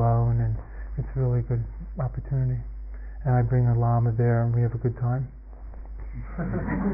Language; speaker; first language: English; native; English